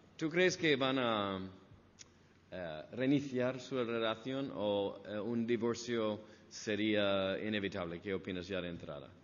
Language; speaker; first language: Spanish; non-native, fluent; English